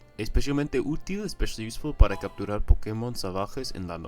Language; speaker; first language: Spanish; non-native, fluent; English